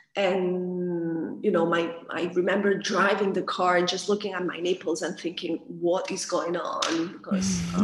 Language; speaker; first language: English; non-native, fluent; Catalan